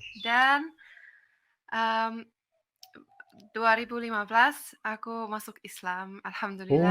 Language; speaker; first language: Indonesian; non-native, fluent; Finnish